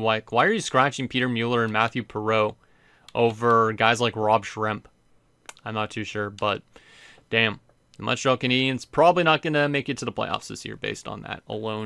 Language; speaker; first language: English; native; English